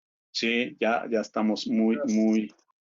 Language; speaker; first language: Spanish; native; Spanish